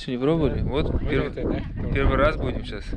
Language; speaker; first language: Russian; native; Russian